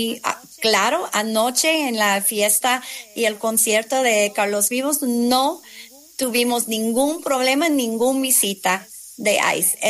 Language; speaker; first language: Spanish; non-native, fluent; English